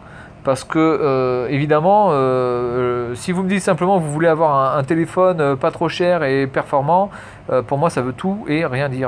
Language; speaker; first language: French; native; French